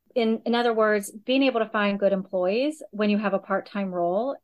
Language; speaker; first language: English; native; English